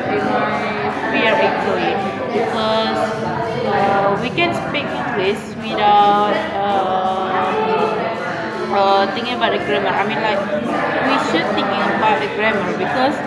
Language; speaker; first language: English; non-native, learner; Indonesian